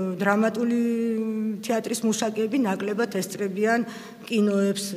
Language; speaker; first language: Georgian; early bilingual, other home language; Russian